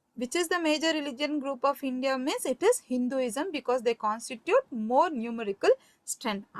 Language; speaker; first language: English; non-native, local second language; Kannada